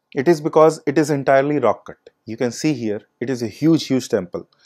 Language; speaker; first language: English; non-native, local second language; Hindi